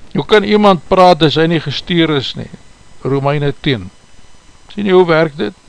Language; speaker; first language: Afrikaans; native; Afrikaans